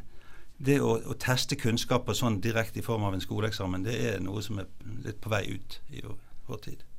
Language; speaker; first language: Norwegian; native; Norwegian